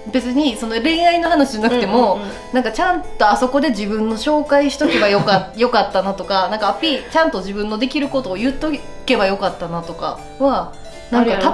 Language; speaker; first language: Japanese; native; Japanese